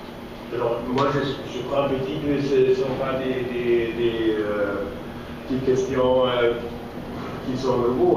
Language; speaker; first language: French; non-native, fluent; German